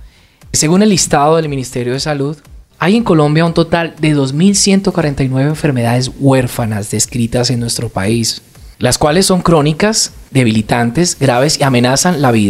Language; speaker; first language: Spanish; native; Spanish